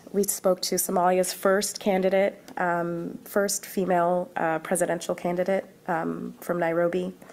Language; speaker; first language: English; early bilingual, other home language; Arabic